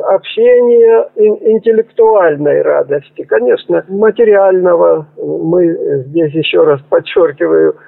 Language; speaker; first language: Russian; native; Russian